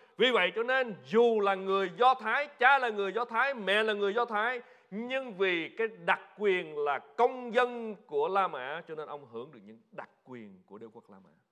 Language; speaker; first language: Vietnamese; native; Vietnamese